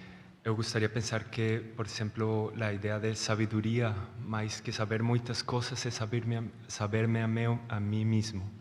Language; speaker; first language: Portuguese; non-native, learner; Spanish